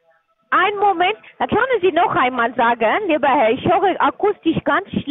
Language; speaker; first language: German; non-native, learner; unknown